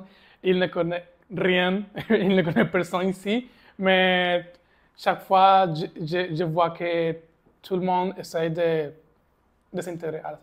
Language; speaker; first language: French; non-native, learner; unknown